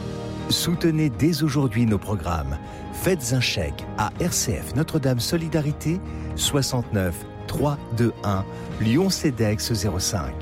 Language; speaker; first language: French; native; French